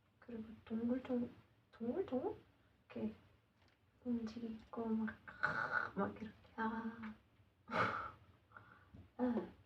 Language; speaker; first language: Korean; non-native, learner; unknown